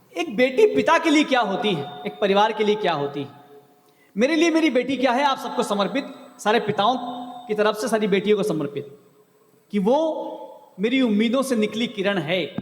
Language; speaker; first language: Hindi; native; Hindi